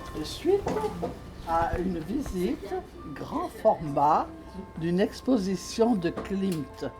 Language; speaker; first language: French; native; French